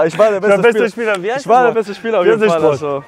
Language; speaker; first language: German; non-native, learner; Spanish